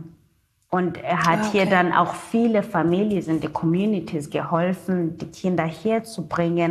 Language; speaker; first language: German; non-native, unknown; Zulu